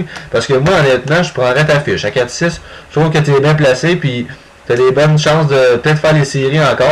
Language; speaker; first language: French; native; French